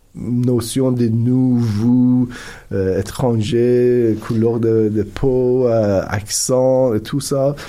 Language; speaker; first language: French; non-native, fluent; Persian